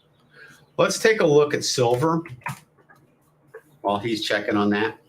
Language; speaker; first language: English; native; English